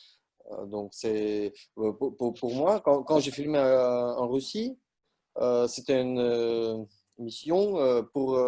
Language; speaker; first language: French; non-native, learner; Russian